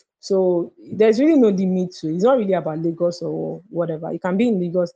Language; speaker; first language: English; non-native, local second language; Yoruba